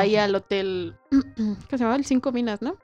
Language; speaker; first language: Spanish; native; Spanish